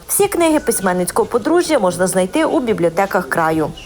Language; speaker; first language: Ukrainian; native; Ukrainian